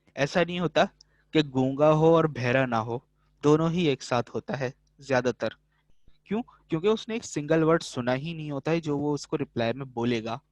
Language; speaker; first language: Urdu; native; Urdu